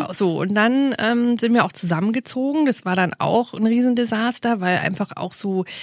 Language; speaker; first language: German; native; German